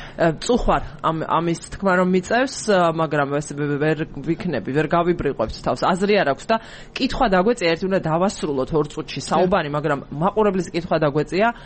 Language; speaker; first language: Georgian; native; Georgian